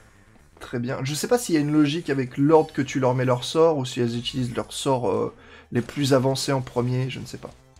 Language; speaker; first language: French; native; French